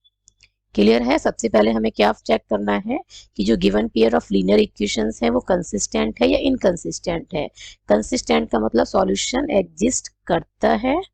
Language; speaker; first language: Hindi; native; Hindi